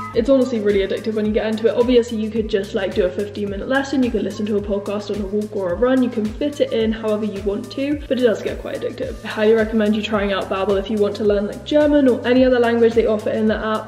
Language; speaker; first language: English; native; English